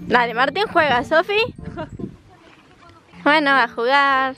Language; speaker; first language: Spanish; native; Spanish